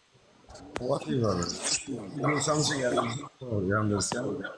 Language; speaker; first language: English; non-native, learner; Arabic